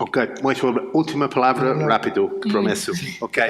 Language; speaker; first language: Portuguese; non-native, learner; English